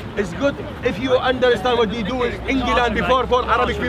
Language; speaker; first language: English; non-native, learner; Arabic